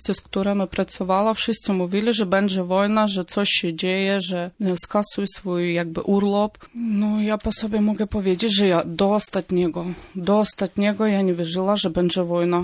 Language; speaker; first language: Polish; non-native, fluent; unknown